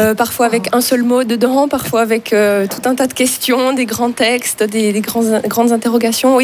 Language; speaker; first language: French; native; French